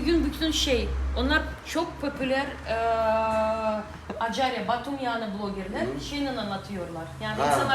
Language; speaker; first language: Turkish; non-native, fluent; Russian